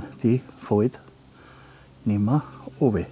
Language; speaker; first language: German; native; German